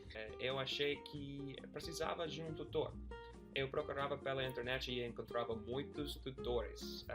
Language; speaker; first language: Portuguese; non-native, fluent; English